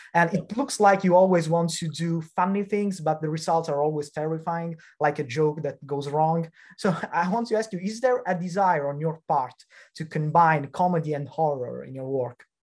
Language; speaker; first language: English; non-native, fluent; Italian